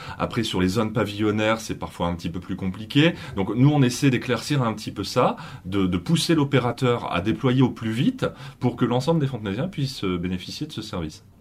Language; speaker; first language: French; native; French